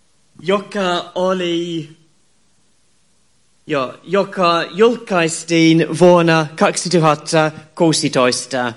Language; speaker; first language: Finnish; non-native, fluent; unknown